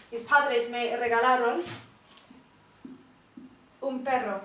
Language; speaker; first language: Spanish; non-native, fluent; English